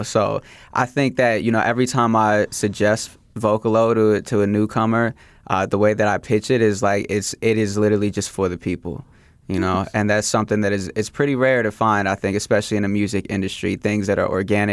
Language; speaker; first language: English; native; English